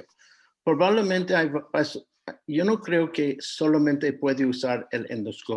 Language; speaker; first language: Spanish; non-native, fluent; English